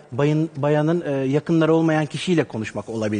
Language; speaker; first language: Turkish; native; Turkish